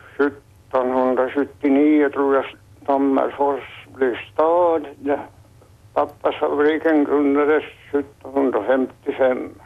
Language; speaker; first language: Swedish; native; Swedish